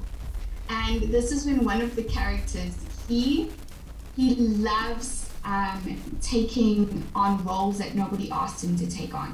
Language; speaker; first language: English; native; English